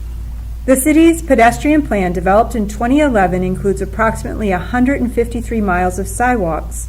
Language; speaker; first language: English; native; English